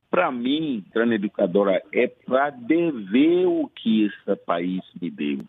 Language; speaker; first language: Portuguese; non-native, fluent; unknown